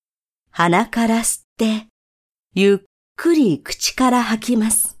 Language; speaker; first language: Japanese; native; Japanese